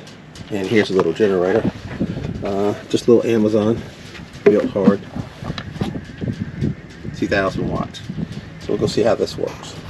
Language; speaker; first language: English; native; English